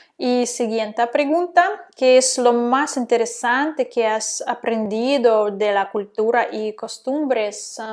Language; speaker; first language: Spanish; non-native, fluent; Russian